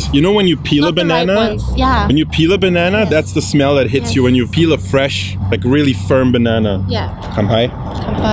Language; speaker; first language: English; non-native, fluent; German